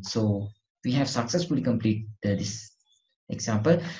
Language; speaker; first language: English; non-native, local second language; Sinhala